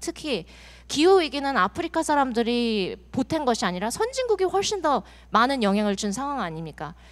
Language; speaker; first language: Korean; early bilingual, heritage; Korean